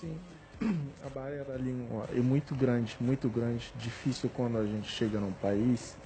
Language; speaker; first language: Portuguese; non-native, fluent; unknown